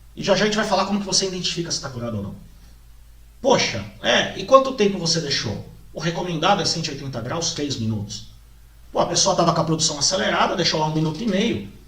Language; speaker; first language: Portuguese; native; Portuguese